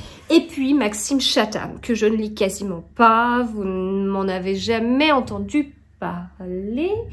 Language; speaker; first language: French; native; French